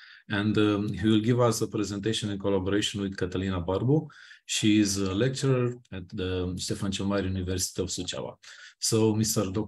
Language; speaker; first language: English; non-native, fluent; Romanian